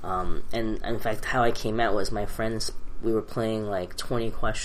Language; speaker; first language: English; early bilingual, other home language; Cantonese